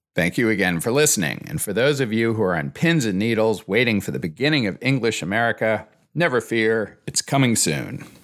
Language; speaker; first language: English; native; English